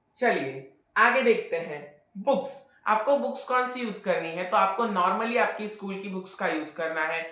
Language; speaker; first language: Hindi; non-native, local second language; Marathi